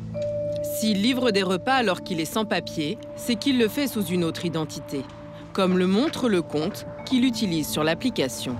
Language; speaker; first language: French; native; French